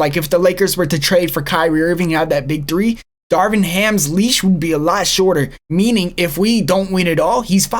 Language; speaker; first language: English; native; English